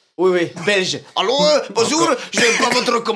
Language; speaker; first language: French; native; French